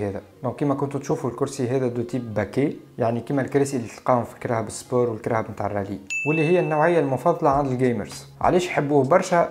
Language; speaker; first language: Arabic; native; Arabic